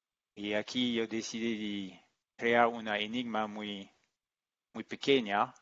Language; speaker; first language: Spanish; non-native, learner; English